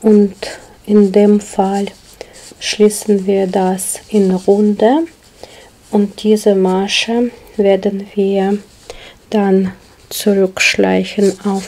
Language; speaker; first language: German; non-native, learner; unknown